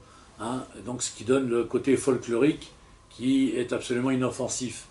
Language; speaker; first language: French; native; French